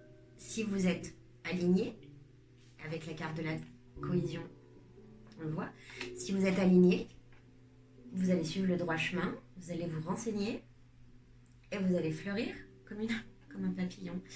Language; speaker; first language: French; native; French